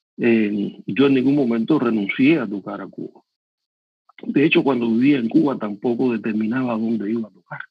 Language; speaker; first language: Spanish; native; Spanish